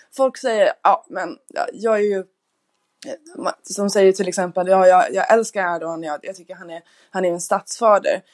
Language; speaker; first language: Swedish; non-native, fluent; English